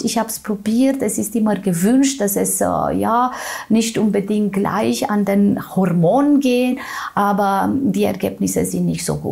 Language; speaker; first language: German; non-native, fluent; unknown